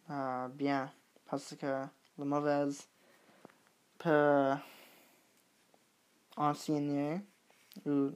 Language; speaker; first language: French; non-native, learner; English